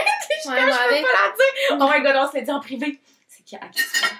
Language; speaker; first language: French; native; French